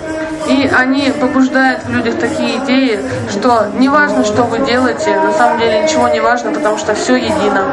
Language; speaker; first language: Russian; native; Russian